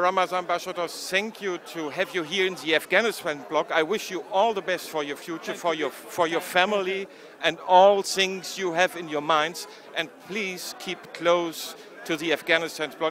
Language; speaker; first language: English; non-native, fluent; German